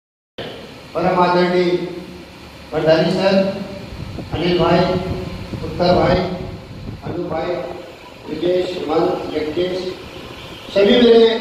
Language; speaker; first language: Hindi; native; Hindi